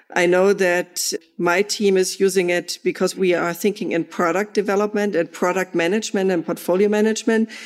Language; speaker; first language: English; non-native, fluent; German